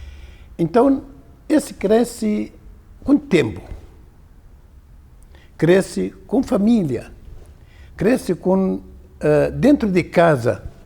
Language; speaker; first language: Portuguese; non-native, learner; Arabic